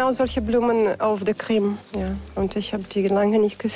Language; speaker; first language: German; non-native, fluent; Russian